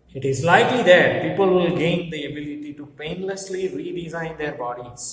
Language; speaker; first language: English; non-native, local second language; Gujarati